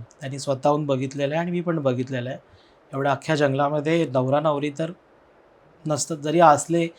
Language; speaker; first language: Marathi; non-native, local second language; Telugu